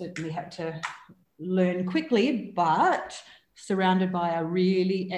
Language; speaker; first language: English; native; English